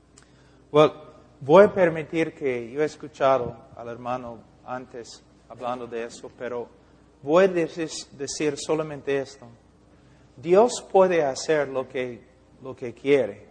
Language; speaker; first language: Spanish; non-native, fluent; English